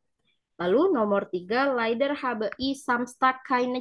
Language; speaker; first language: German; non-native, learner; Indonesian